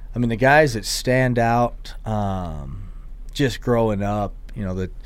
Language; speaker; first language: English; native; English